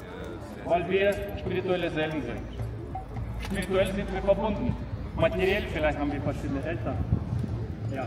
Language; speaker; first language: German; non-native, fluent; Russian